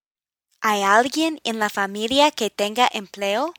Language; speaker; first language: Spanish; non-native, fluent; English